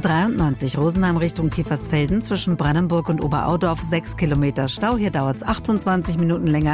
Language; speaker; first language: German; native; German